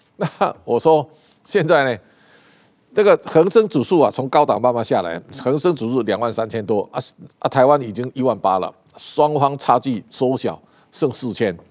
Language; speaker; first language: Chinese; native; Chinese